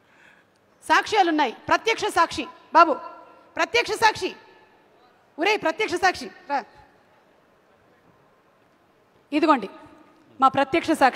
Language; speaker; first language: Telugu; native; Telugu